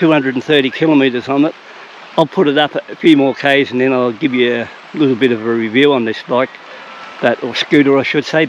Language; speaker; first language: English; native; English